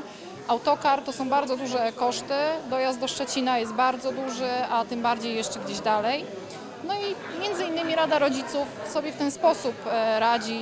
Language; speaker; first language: Polish; native; Polish